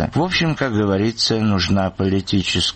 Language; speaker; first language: Russian; native; Russian